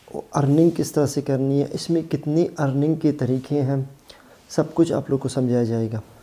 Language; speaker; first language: Urdu; non-native, local second language; Baluchi